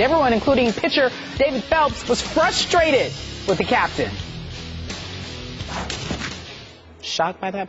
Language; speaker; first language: English; native; English